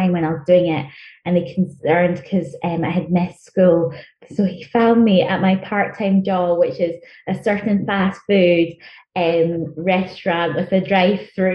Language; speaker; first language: English; non-native, local second language; Nyanja